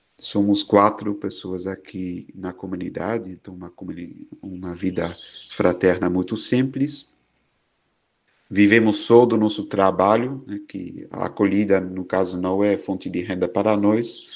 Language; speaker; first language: Portuguese; non-native, fluent; Dutch